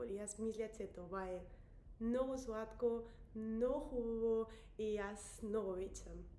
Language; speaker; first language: Bulgarian; non-native, learner; Spanish